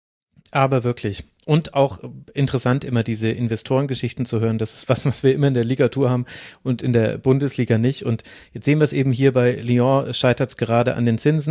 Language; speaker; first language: German; native; German